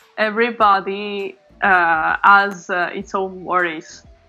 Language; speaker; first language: English; non-native, fluent; Italian